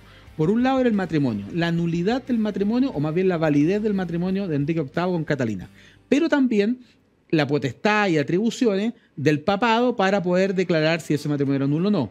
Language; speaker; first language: Spanish; native; Spanish